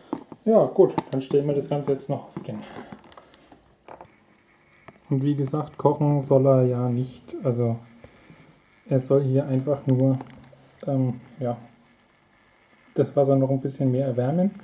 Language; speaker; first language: German; native; German